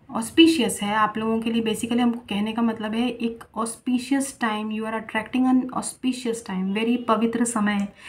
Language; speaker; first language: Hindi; non-native, local second language; Bangla